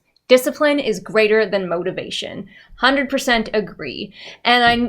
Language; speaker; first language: English; native; English